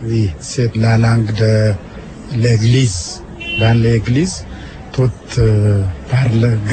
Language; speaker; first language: French; non-native, learner; Amharic